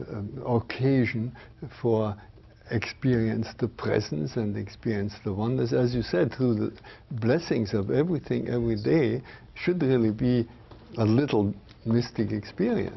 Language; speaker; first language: English; non-native, fluent; German